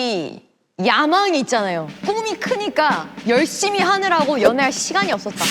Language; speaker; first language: Korean; native; Korean